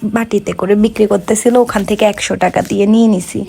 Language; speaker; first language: Bangla; non-native, local second language; Chakma